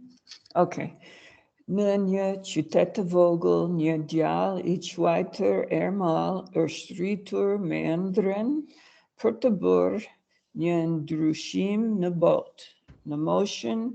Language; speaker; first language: Albanian; non-native, learner; English